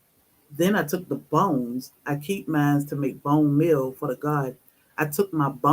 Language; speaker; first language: English; native; English